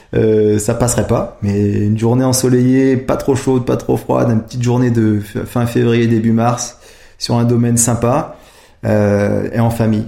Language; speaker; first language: French; native; French